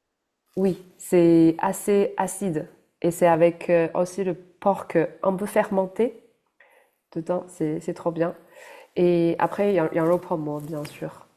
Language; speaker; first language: French; non-native, fluent; Chinese